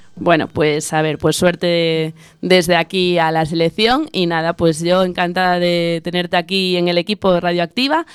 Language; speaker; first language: Spanish; native; Spanish